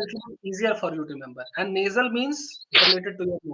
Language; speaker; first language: English; non-native, local second language; Hindi